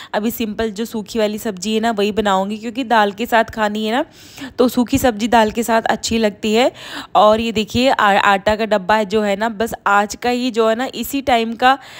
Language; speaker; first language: Hindi; native; Hindi